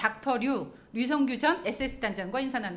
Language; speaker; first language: Korean; native; Korean